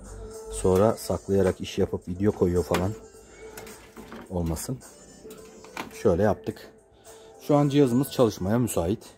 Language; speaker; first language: Turkish; native; Turkish